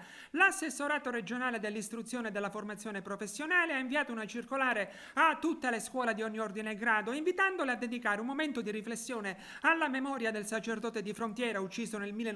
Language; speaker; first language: Italian; native; Italian